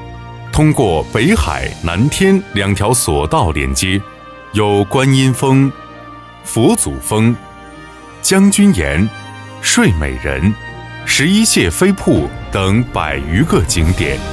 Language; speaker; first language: Chinese; native; Chinese